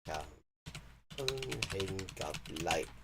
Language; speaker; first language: Vietnamese; non-native, learner; English